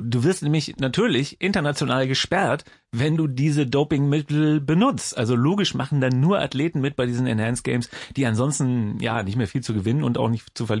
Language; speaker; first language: German; native; German